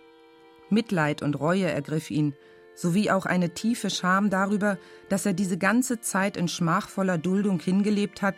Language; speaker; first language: German; native; German